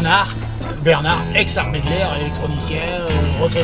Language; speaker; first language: French; native; French